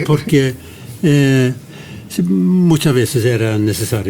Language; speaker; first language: Spanish; non-native, fluent; Norwegian